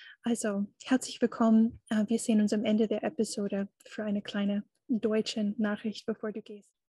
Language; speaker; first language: German; non-native, fluent; English